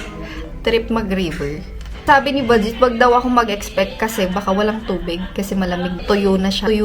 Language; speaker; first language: Filipino; native; Filipino